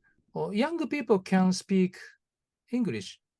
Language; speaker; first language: English; non-native, learner; Japanese